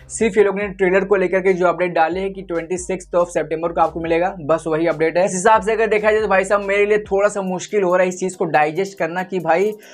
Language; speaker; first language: Hindi; native; Hindi